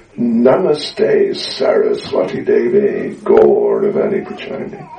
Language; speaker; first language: Russian; non-native, learner; English